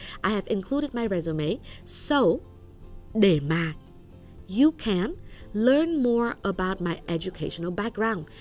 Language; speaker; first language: English; non-native, fluent; Vietnamese